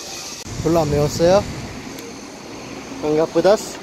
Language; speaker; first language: Korean; non-native, learner; Indonesian